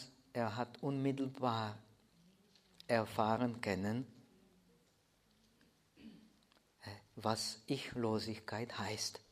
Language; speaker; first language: German; non-native, fluent; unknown